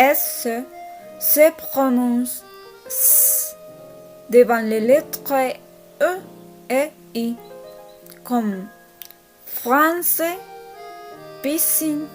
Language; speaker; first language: French; non-native, learner; Spanish